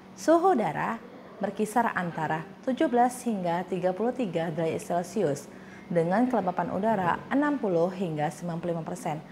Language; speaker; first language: Indonesian; native; Indonesian